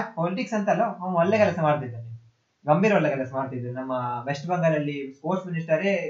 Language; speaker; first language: Kannada; non-native, local second language; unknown